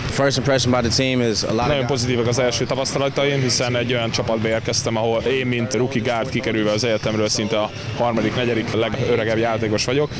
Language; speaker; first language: Hungarian; native; Hungarian